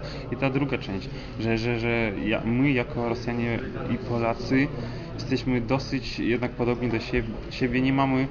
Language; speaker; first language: Polish; non-native, fluent; Russian